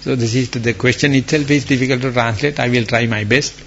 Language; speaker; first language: English; non-native, local second language; Sinhala